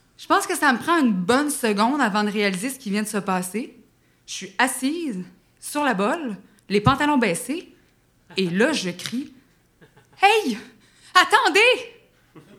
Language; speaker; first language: French; native; French